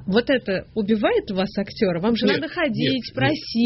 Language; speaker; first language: Russian; native; Russian